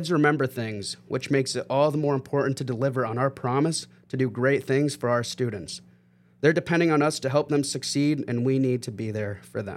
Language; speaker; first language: English; native; English